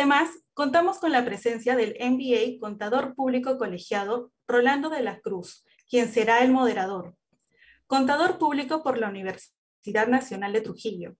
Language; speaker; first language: Spanish; native; Spanish